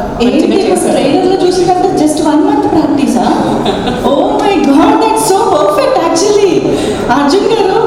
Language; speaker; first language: Telugu; native; Telugu